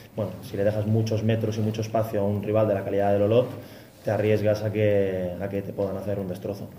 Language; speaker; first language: Spanish; non-native, local second language; Catalan